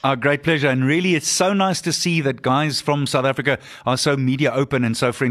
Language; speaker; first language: English; non-native, local second language; Afrikaans